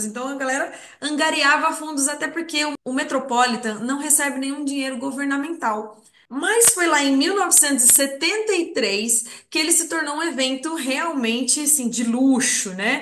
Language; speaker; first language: Portuguese; native; Portuguese